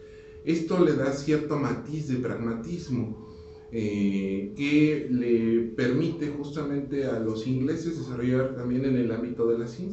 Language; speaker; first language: Spanish; native; Spanish